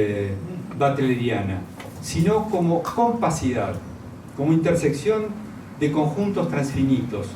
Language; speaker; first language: Spanish; native; Spanish